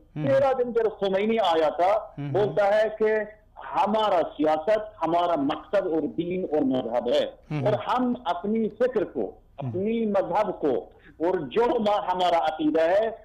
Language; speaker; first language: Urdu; non-native, fluent; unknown